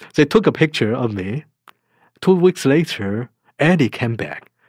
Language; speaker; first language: English; non-native, fluent; Chinese